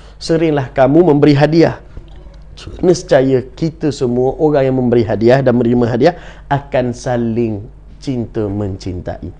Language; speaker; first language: Malay; native; Malay